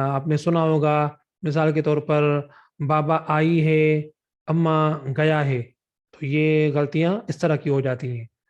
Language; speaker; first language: Urdu; non-native, local second language; Sindhi